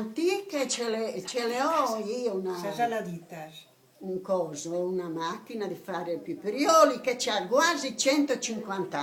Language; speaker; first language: Italian; non-native, local second language; Sardinian